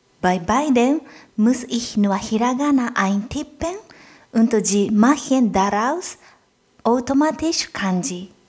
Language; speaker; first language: German; non-native, fluent; Japanese